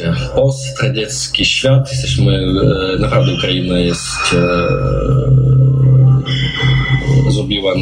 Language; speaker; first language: Polish; non-native, fluent; Russian